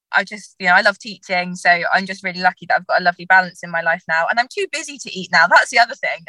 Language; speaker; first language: English; native; English